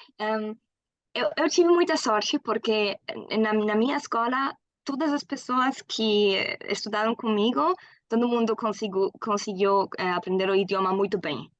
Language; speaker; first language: Portuguese; non-native, fluent; German